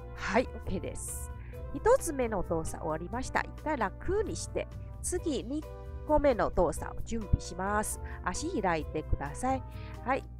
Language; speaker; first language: Japanese; non-native, fluent; Chinese